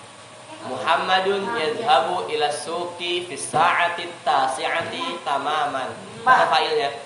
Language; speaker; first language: Indonesian; native; Indonesian